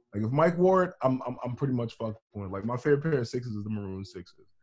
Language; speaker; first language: English; native; English